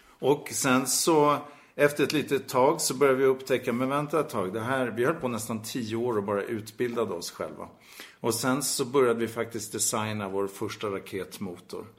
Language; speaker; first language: Swedish; native; Swedish